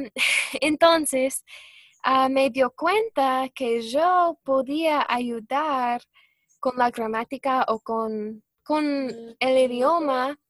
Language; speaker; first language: Spanish; non-native, fluent; English